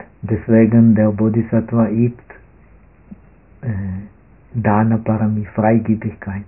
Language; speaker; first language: German; non-native, fluent; Czech